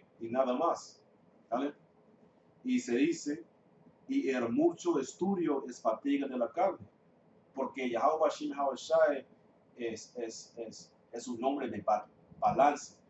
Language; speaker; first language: Spanish; non-native, fluent; English